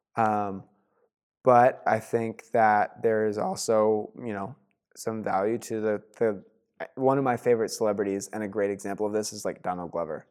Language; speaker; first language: English; native; English